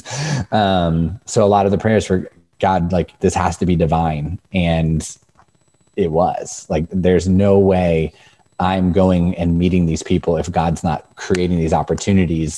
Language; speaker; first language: English; native; English